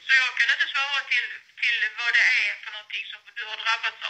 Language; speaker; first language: Swedish; native; Swedish